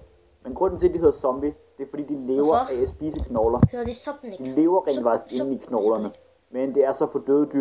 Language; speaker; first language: Danish; native; Danish